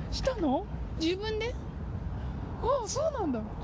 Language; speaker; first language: Japanese; native; Japanese